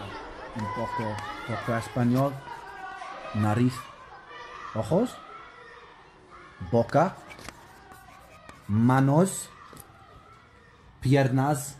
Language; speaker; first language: Spanish; non-native, learner; English